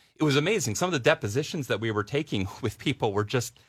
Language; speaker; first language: English; native; English